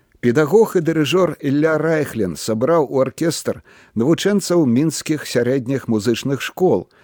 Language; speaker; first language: Belarusian; native; Belarusian